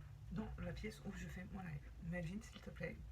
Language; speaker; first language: French; native; French